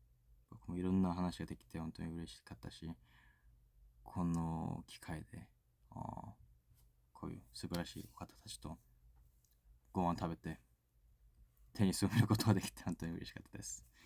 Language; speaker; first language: Japanese; non-native, fluent; Korean